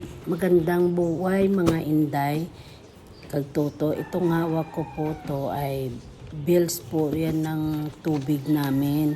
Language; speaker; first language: Filipino; non-native, local second language; Cebuano